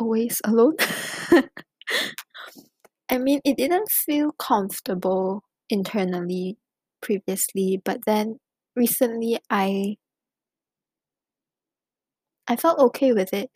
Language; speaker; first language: English; non-native, local second language; Chinese